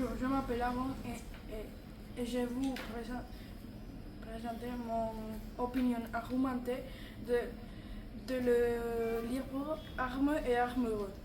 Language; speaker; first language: French; non-native, learner; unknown